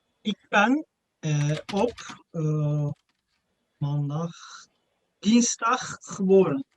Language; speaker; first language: Dutch; non-native, learner; Turkish